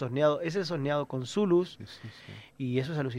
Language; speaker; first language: Spanish; native; Spanish